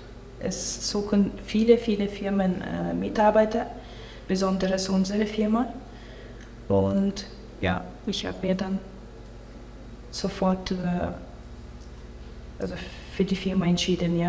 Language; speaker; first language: German; non-native, local second language; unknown